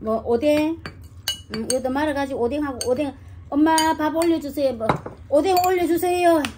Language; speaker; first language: Korean; native; Korean